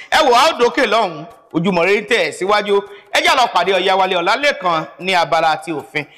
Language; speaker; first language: Yoruba; native; Yoruba